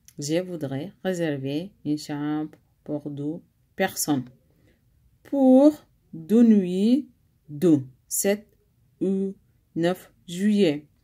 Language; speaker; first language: French; non-native, learner; Arabic